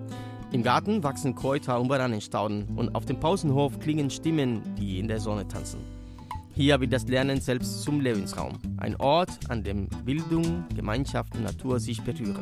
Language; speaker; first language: German; native; German